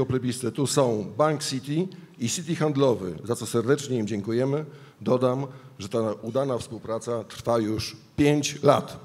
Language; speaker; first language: Polish; native; Polish